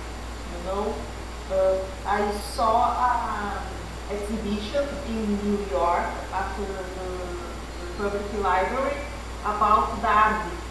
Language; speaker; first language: English; non-native, fluent; Portuguese